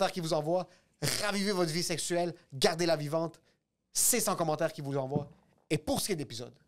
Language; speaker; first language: French; native; French